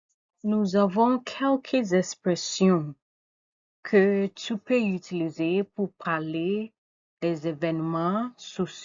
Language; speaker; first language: French; non-native, fluent; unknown